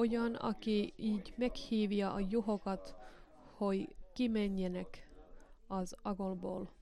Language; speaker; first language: Hungarian; non-native, learner; Finnish